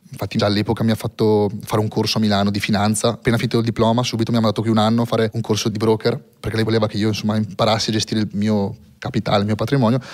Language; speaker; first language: Italian; native; Italian